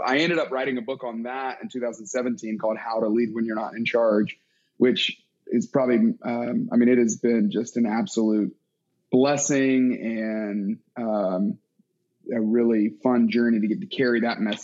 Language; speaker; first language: English; native; English